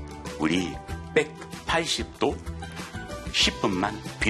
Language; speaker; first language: Korean; non-native, learner; English